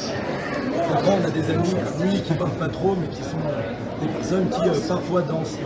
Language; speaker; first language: French; native; French